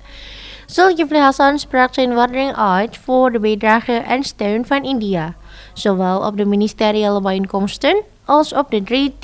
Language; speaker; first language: Dutch; non-native, fluent; Indonesian